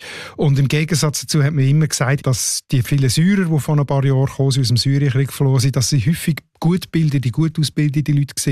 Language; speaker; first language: German; native; German